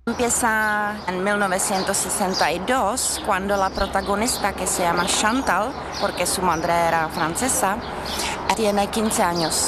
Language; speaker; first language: Spanish; non-native, learner; Czech